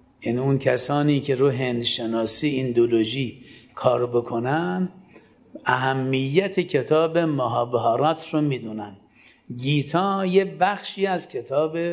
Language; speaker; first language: Persian; native; Persian